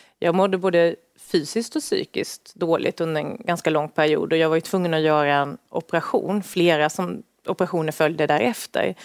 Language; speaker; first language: Swedish; native; Swedish